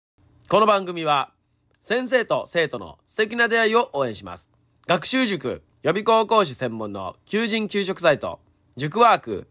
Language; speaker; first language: Japanese; native; Japanese